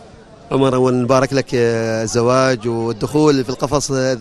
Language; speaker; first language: Arabic; native; Arabic